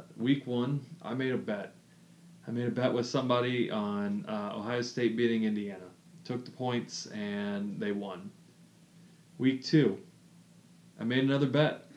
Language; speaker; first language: English; native; English